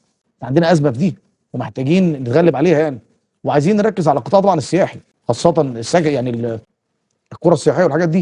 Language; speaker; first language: Arabic; native; Arabic